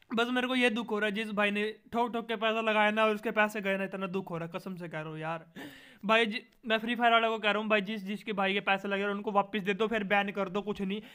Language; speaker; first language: Hindi; native; Hindi